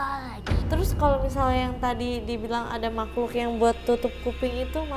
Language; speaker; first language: Indonesian; native; Indonesian